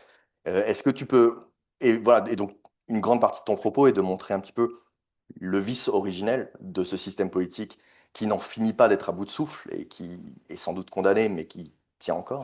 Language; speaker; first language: French; native; French